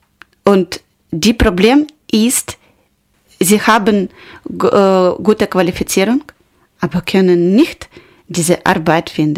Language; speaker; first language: German; non-native, learner; Ukrainian